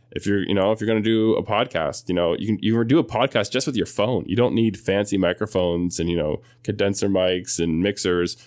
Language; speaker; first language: English; native; English